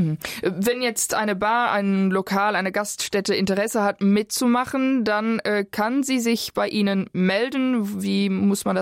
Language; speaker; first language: German; non-native, local second language; Luxembourgish